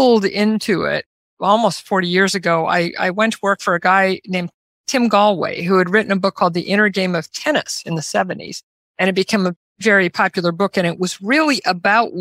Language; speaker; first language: English; native; English